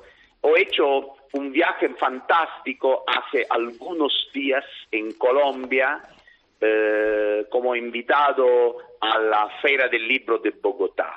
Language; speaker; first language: Spanish; non-native, fluent; Italian